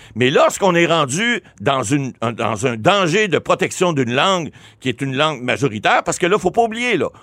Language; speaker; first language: French; native; French